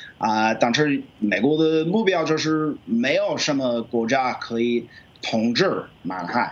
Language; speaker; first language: Chinese; non-native, fluent; English